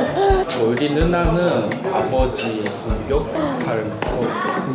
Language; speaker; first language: Korean; non-native, fluent; Japanese